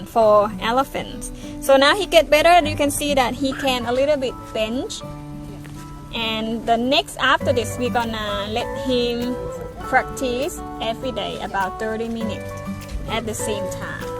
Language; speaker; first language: English; non-native, learner; Thai